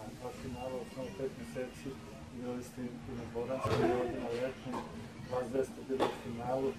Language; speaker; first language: Serbian; native; Serbian